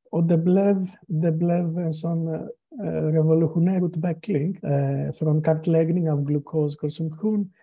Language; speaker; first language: Swedish; non-native, fluent; Greek